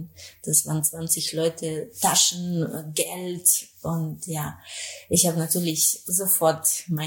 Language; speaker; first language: German; non-native, fluent; Russian